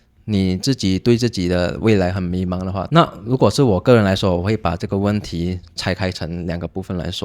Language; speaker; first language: Chinese; non-native, local second language; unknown